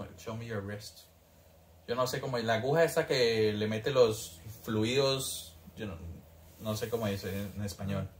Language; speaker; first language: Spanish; early bilingual, heritage; Spanish